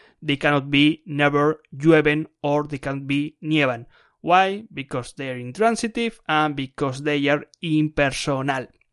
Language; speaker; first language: English; non-native, fluent; Spanish